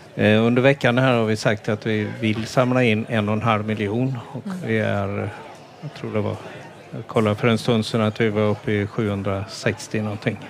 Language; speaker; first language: Swedish; native; Swedish